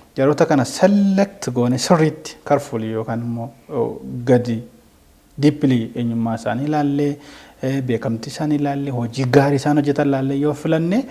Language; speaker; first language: Oromo; native; Oromo